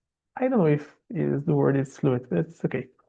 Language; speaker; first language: English; non-native, learner; Portuguese